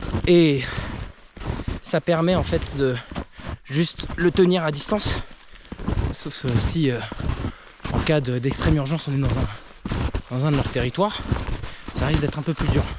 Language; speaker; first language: French; native; French